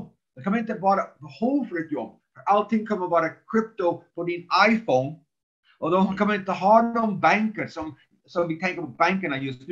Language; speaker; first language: Swedish; non-native, fluent; English